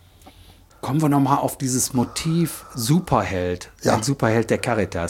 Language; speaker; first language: German; native; German